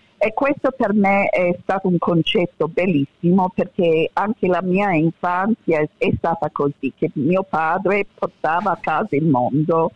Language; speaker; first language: Italian; early bilingual, heritage; Italian